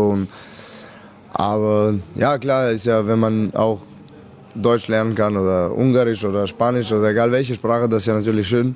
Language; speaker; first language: German; non-native, fluent; Serbian